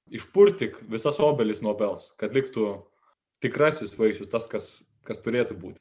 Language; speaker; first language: Lithuanian; native; Lithuanian